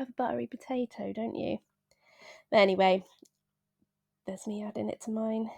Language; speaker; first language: English; native; English